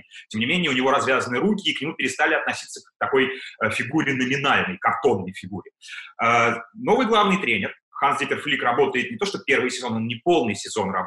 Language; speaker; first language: Russian; native; Russian